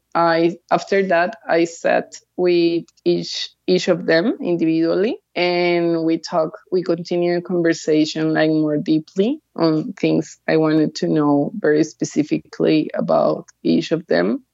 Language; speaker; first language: English; early bilingual, other home language; Spanish